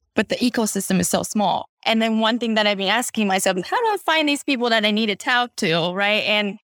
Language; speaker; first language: English; non-native, fluent; Chinese